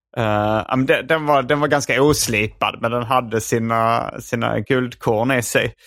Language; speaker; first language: Swedish; native; Swedish